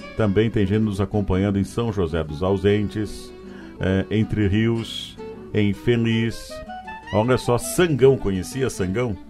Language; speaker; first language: Portuguese; native; Portuguese